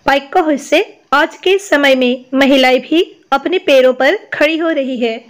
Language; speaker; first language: Hindi; non-native, local second language; Assamese